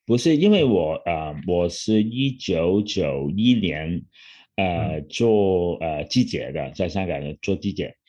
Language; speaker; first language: Chinese; non-native, local second language; Cantonese